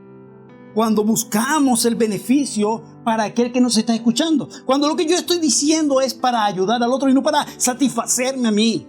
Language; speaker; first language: Spanish; native; Spanish